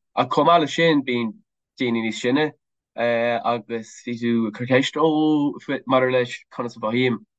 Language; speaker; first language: Irish; non-native, local second language; English